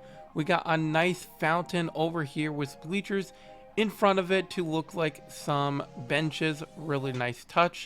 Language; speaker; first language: English; native; English